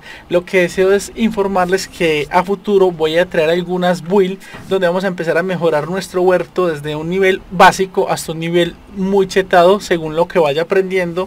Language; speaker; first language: Spanish; native; Spanish